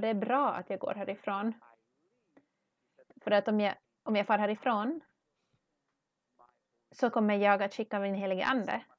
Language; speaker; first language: Swedish; non-native, learner; English